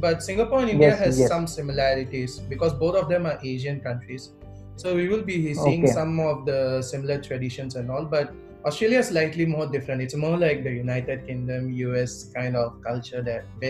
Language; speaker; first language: English; non-native, local second language; Telugu